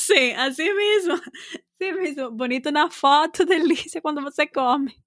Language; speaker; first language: Portuguese; non-native, fluent; Spanish